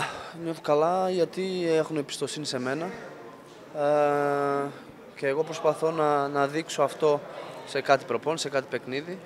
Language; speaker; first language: Greek; non-native, fluent; Portuguese